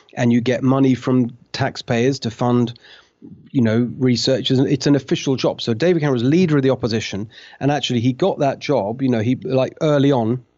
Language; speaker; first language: English; native; English